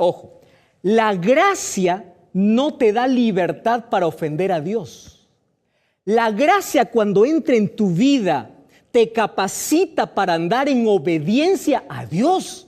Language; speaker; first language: Spanish; native; Spanish